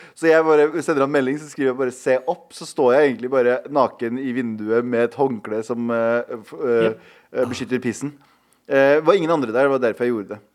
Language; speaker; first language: Norwegian; early bilingual, other home language; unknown